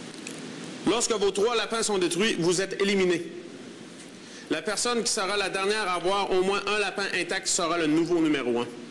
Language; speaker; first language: French; native; French